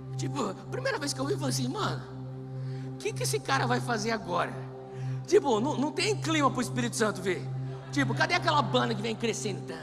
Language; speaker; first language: Portuguese; native; Portuguese